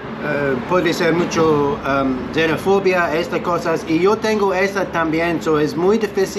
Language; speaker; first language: Spanish; non-native, learner; English